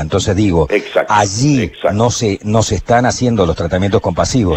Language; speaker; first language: Spanish; native; Spanish